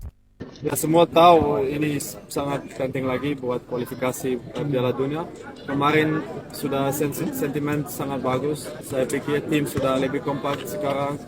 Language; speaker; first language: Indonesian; non-native, learner; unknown